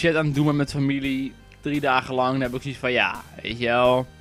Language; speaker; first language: Dutch; native; Dutch